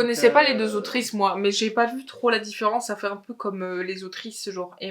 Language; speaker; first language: French; native; French